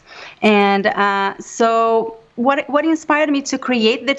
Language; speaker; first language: English; non-native, fluent; Portuguese